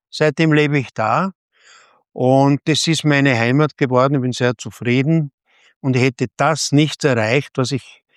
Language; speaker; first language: German; native; German